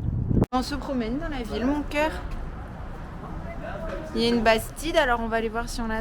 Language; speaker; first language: French; native; French